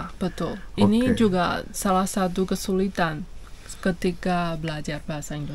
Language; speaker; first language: Indonesian; non-native, fluent; Chinese